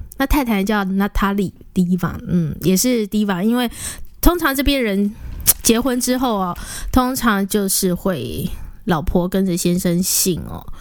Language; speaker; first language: Chinese; native; Chinese